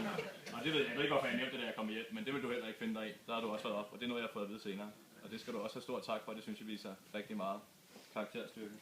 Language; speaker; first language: Danish; native; Danish